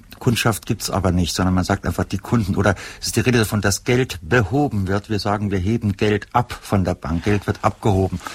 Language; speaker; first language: German; native; German